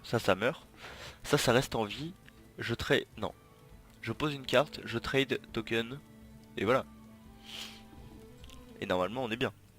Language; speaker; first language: French; native; French